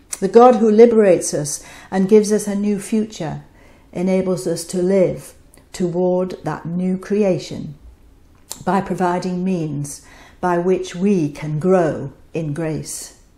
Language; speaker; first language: English; native; English